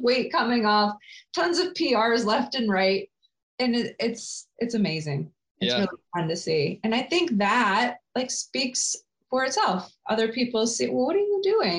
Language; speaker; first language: English; native; English